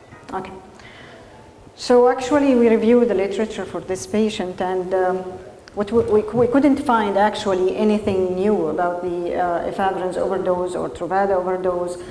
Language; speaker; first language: English; non-native, fluent; Arabic